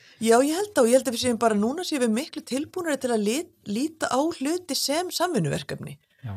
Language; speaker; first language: Icelandic; native; Icelandic